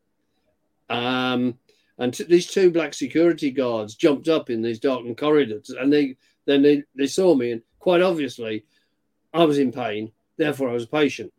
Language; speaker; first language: English; native; English